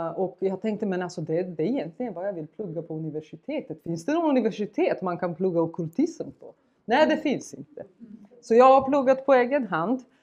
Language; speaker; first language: Swedish; non-native, fluent; Bulgarian